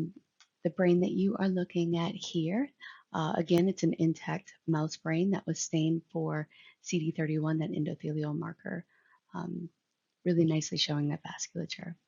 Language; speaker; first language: English; native; English